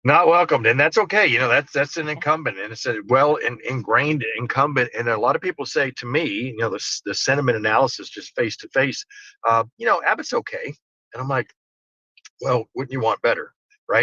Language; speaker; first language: English; native; English